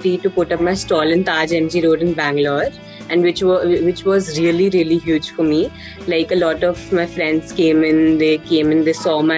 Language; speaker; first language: English; non-native, local second language; Hindi